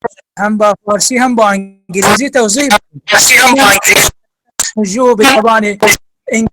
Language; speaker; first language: Persian; non-native, learner; Arabic